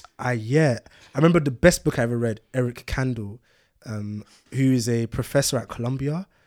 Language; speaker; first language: English; early bilingual, other home language; Yoruba